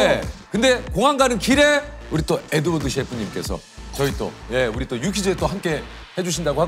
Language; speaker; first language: Korean; native; Korean